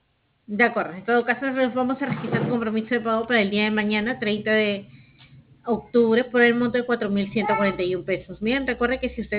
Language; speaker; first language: Spanish; native; Spanish